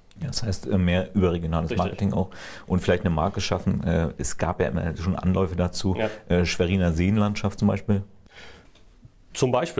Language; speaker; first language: German; native; German